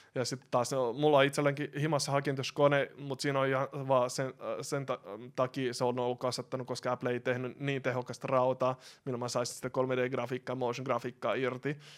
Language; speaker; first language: Finnish; early bilingual, other home language; Russian